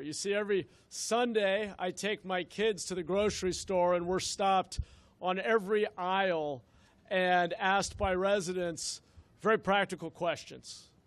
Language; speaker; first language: English; native; English